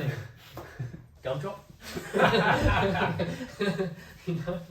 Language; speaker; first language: English; native; English